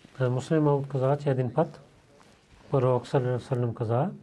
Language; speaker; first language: Bulgarian; non-native, learner; Urdu